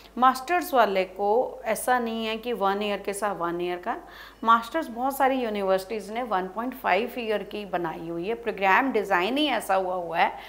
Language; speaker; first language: Hindi; non-native, local second language; Punjabi